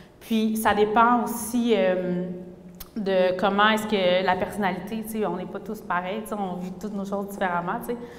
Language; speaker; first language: French; early bilingual, other home language; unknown